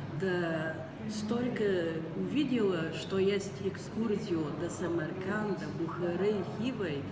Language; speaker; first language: Russian; non-native, learner; Bulgarian